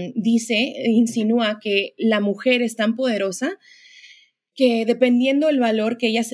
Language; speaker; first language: Spanish; early bilingual, heritage; Spanish